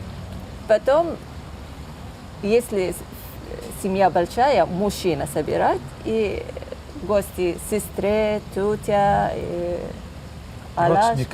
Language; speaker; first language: Russian; non-native, learner; Turkish